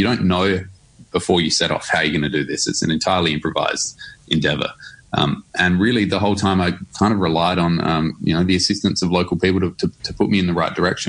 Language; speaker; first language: English; native; English